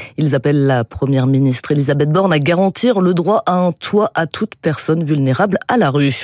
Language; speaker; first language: French; native; French